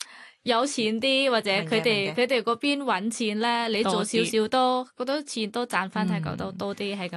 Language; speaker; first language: Cantonese; non-native, fluent; Thai